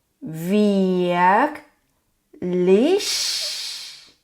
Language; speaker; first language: German; non-native, fluent; Thai